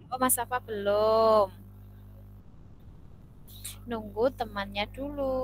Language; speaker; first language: Indonesian; native; Indonesian